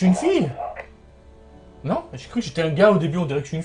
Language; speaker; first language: French; native; French